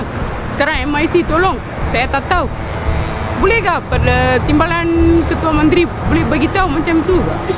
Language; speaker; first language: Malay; non-native, local second language; Tamil